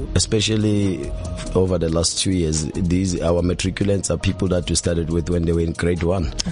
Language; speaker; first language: English; non-native, local second language; Zulu